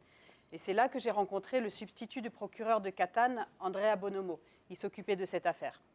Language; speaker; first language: French; native; French